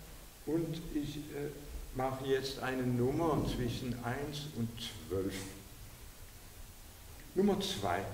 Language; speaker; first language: German; non-native, fluent; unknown